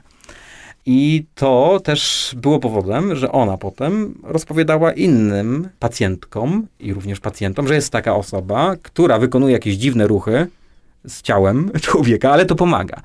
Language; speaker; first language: Polish; native; Polish